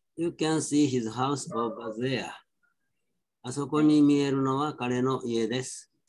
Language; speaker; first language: Japanese; native; Japanese